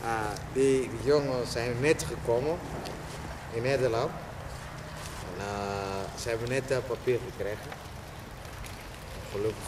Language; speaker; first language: Dutch; non-native, learner; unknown